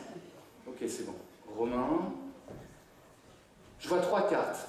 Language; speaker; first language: French; native; French